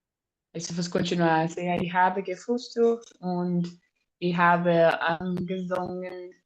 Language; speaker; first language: German; non-native, learner; Portuguese